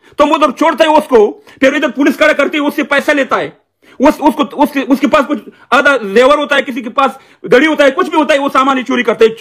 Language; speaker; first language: Urdu; non-native, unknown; Pashto